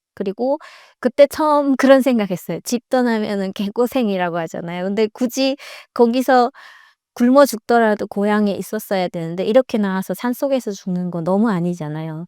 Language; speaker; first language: Korean; native; Korean